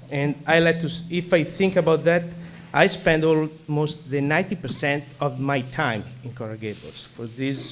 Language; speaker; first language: English; non-native, learner; Italian